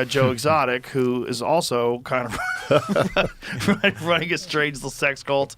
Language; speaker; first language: English; native; English